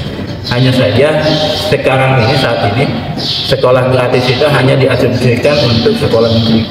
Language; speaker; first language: Indonesian; native; Indonesian